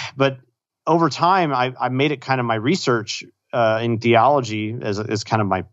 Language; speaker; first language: English; native; English